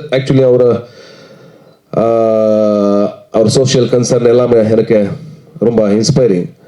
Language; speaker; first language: Tamil; non-native, learner; Kannada